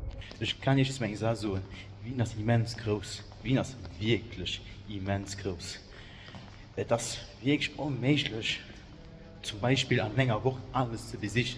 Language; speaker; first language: German; non-native, local second language; Luxembourgish